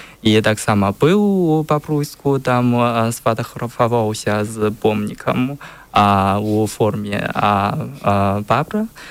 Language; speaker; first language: Belarusian; non-native, learner; Chinese